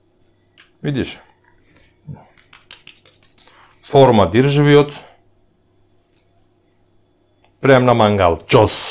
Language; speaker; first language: Russian; non-native, learner; Turkish